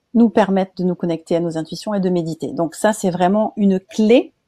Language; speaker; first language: French; native; French